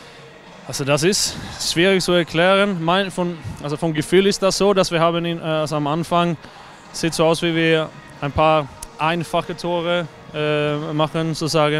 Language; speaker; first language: German; non-native, fluent; Swedish